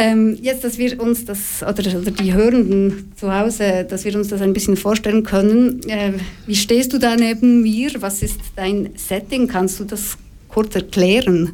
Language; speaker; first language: German; native; German